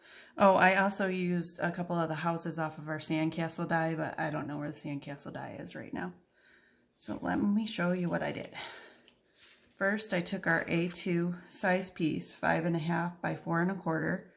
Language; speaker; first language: English; native; English